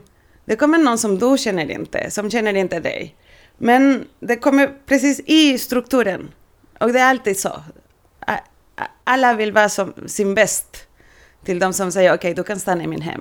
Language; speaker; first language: Swedish; non-native, learner; Spanish